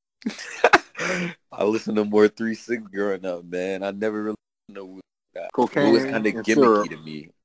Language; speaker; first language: English; native; English